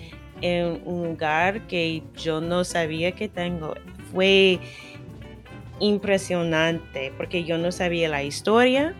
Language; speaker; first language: Spanish; non-native, fluent; English